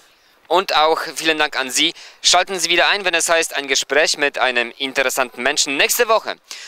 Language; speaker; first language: German; non-native, fluent; Polish